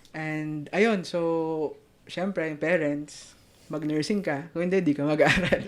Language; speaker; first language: Filipino; non-native, local second language; Hiligaynon